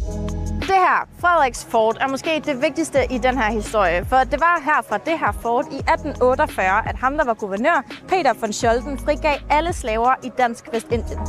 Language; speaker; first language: Danish; native; Danish